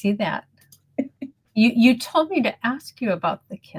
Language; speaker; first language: English; native; English